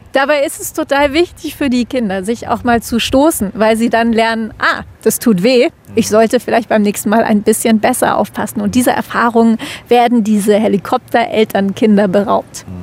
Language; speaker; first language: German; native; German